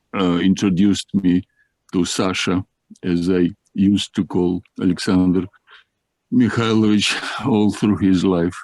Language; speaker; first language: English; non-native, fluent; Russian